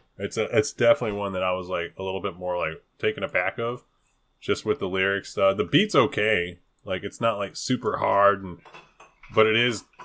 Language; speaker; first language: English; native; English